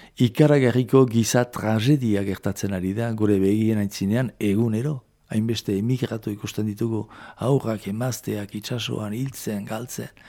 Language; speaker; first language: Basque; native; Basque